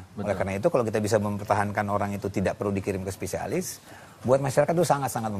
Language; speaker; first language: Indonesian; native; Indonesian